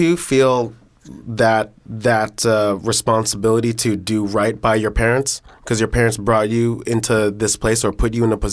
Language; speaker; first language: English; native; English